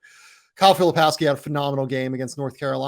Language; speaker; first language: English; native; English